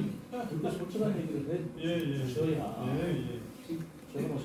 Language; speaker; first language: Korean; native; Korean